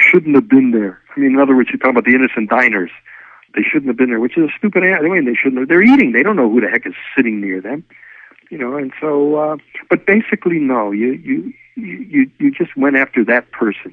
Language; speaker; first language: English; early bilingual, other home language; Yiddish